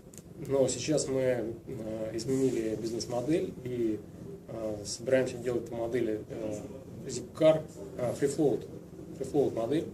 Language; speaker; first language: Russian; native; Russian